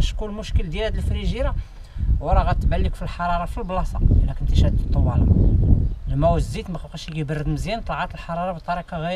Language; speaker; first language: Arabic; native; Arabic